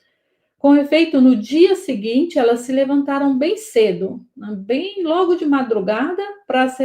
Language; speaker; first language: Portuguese; native; Portuguese